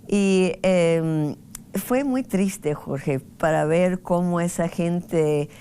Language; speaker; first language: Spanish; non-native, fluent; English